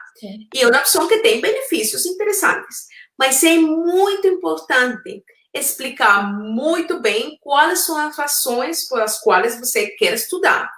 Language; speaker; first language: Portuguese; non-native, fluent; Spanish